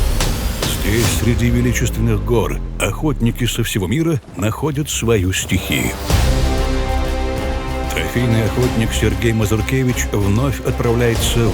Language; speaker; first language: Russian; native; Russian